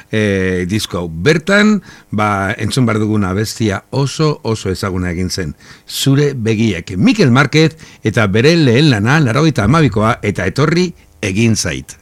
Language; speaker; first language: Basque; native; Basque